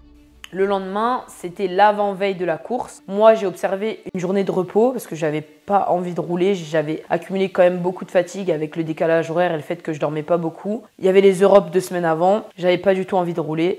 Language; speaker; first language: French; native; French